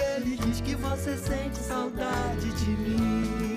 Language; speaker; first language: Portuguese; native; Portuguese